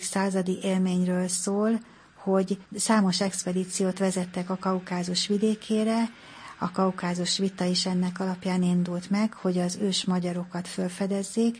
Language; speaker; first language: Hungarian; native; Hungarian